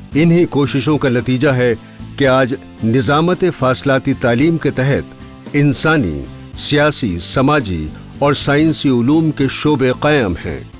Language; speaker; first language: Urdu; native; Urdu